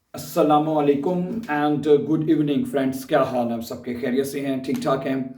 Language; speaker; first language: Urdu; native; Urdu